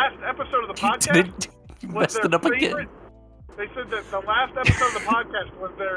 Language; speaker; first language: English; native; English